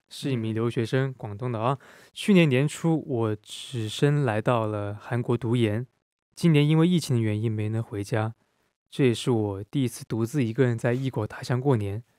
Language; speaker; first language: Chinese; non-native, local second language; Cantonese